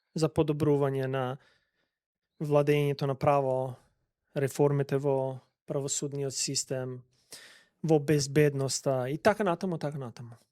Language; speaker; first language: Macedonian; non-native, local second language; Albanian